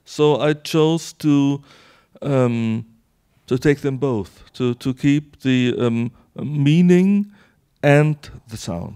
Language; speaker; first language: English; non-native, fluent; German